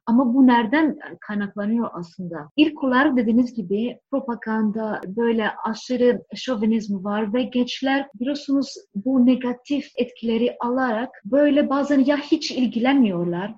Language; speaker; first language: Turkish; non-native, fluent; Greek